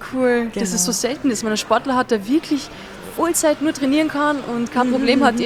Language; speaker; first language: German; native; German